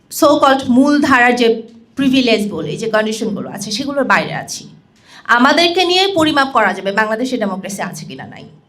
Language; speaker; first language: Bangla; non-native, local second language; Chakma